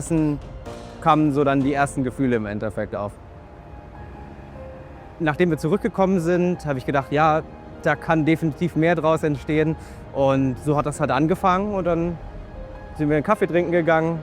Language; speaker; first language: German; native; German